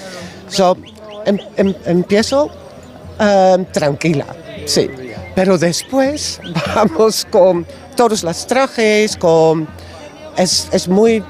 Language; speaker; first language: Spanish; non-native, learner; Dutch